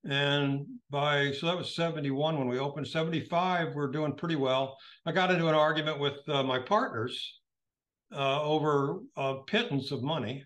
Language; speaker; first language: English; native; English